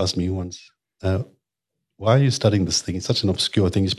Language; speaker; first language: English; native; English